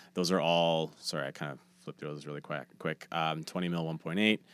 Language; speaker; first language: English; native; English